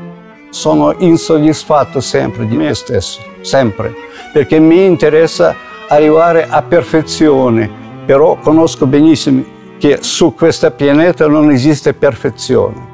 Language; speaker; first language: Italian; non-native, fluent; Russian